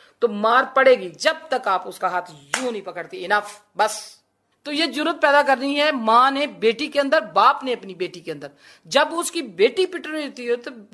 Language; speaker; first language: Urdu; non-native, local second language; Punjabi